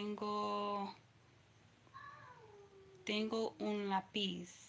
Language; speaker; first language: Spanish; non-native, learner; English